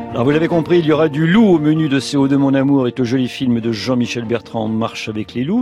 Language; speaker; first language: French; native; French